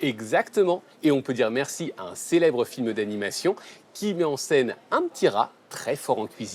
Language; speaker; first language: French; native; French